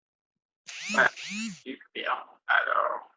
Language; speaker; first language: French; native; French